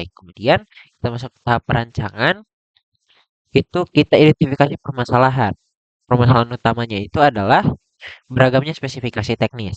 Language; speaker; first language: Indonesian; native; Indonesian